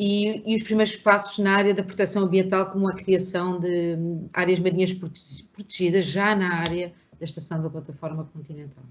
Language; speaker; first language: Portuguese; native; Portuguese